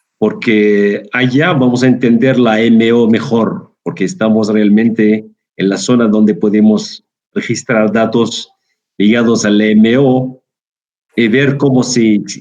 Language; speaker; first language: Spanish; non-native, fluent; Arabic